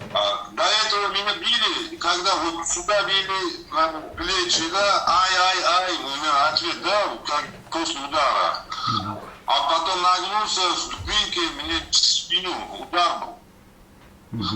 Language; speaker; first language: Russian; non-native, learner; Uzbek